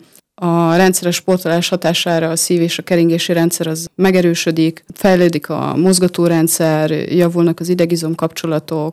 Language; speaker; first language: Hungarian; native; Hungarian